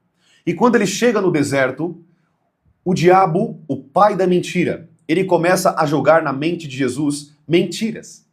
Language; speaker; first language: Portuguese; native; Portuguese